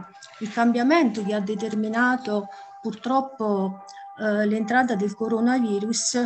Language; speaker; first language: Italian; native; Italian